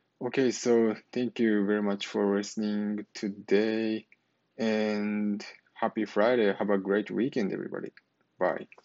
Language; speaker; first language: English; non-native, learner; Japanese